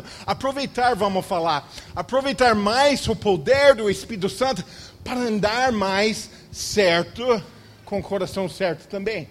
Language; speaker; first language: Portuguese; non-native, fluent; English